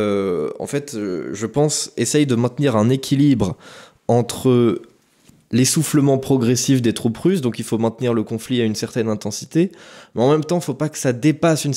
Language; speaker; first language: French; native; French